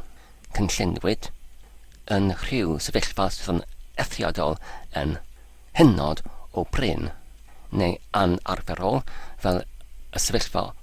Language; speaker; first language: Welsh; non-native, learner; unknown